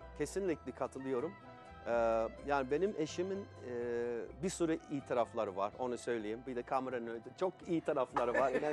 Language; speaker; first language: Turkish; non-native, fluent; English